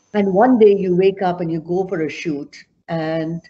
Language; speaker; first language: English; non-native, local second language; Punjabi